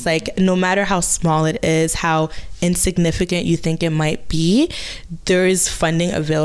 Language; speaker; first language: English; non-native, fluent; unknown